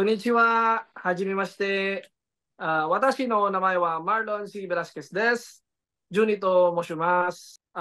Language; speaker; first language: Japanese; non-native, learner; Filipino